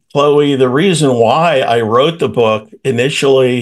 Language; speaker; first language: English; native; English